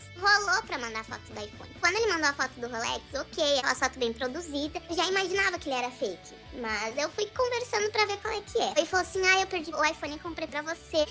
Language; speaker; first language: Portuguese; native; Portuguese